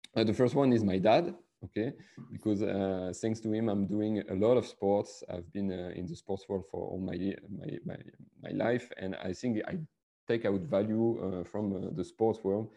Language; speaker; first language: English; non-native, fluent; French